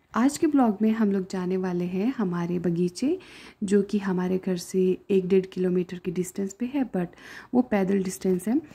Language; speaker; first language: Hindi; non-native, local second language; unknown